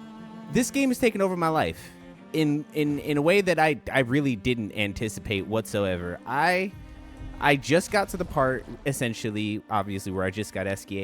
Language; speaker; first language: English; native; English